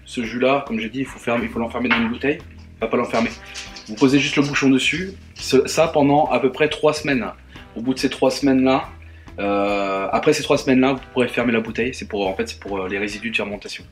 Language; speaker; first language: French; native; French